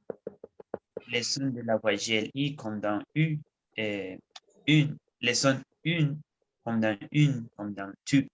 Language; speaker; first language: French; non-native, learner; Spanish